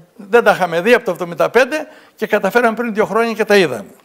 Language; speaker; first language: Greek; native; Greek